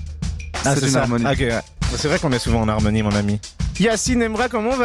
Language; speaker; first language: French; native; French